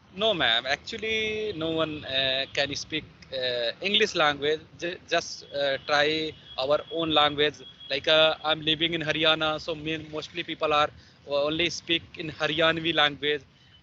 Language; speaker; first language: English; non-native, learner; Hindi